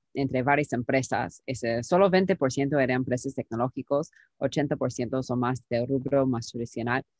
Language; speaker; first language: Spanish; non-native, fluent; English